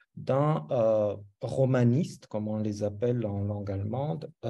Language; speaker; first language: French; non-native, fluent; Romanian